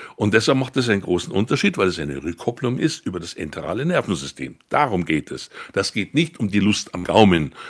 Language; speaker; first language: German; native; German